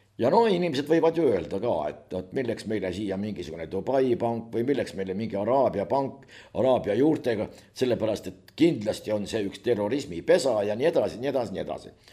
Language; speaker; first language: Estonian; native; Estonian